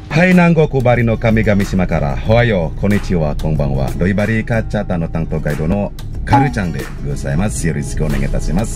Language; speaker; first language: Japanese; non-native, fluent; Indonesian